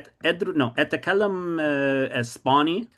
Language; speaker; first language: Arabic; non-native, fluent; English